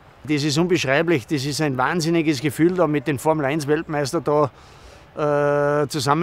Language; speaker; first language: German; native; German